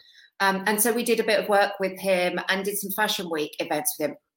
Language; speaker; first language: English; native; English